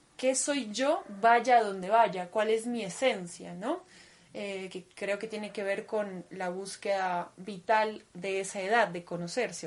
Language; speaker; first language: Spanish; early bilingual, other home language; Russian